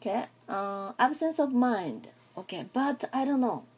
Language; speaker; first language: English; non-native, fluent; Japanese